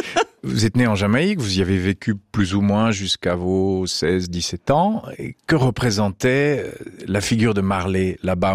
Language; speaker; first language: French; native; French